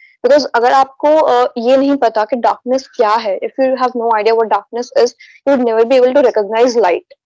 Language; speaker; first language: English; non-native, local second language; Hindi